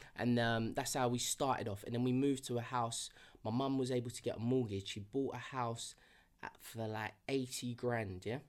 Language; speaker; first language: English; early bilingual, other home language; Yoruba